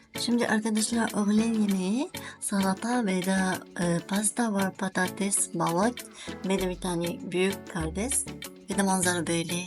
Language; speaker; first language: Turkish; non-native, learner; Arabic